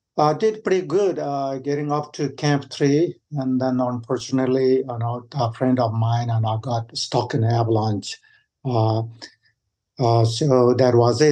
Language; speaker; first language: English; non-native, fluent; Sherpa